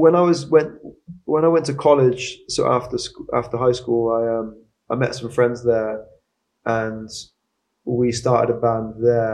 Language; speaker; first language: English; native; English